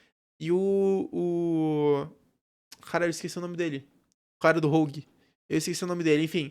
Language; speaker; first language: Portuguese; native; Portuguese